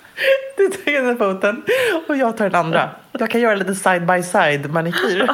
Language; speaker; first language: Swedish; native; Swedish